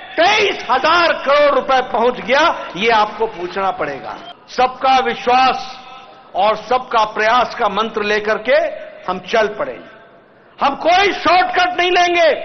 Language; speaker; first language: Hindi; native; Hindi